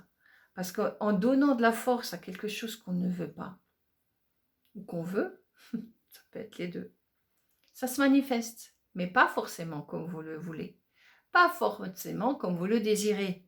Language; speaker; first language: French; native; French